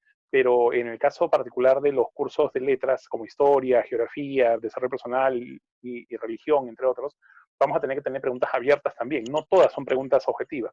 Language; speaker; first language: Spanish; native; Spanish